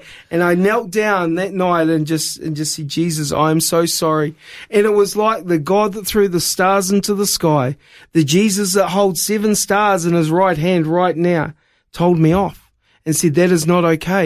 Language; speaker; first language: English; native; English